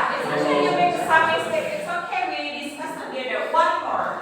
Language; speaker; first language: English; non-native, fluent; Indonesian